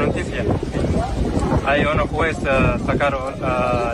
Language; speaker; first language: Spanish; non-native, learner; Arabic